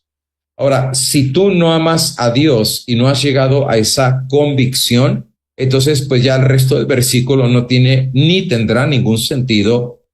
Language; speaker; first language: Spanish; native; Spanish